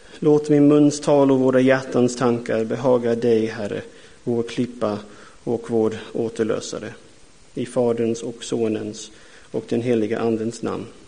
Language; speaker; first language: Swedish; non-native, fluent; English